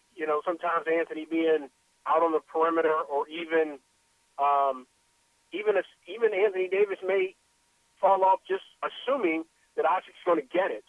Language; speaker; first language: English; native; English